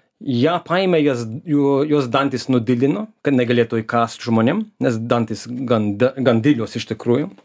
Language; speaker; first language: Lithuanian; early bilingual, heritage; Lithuanian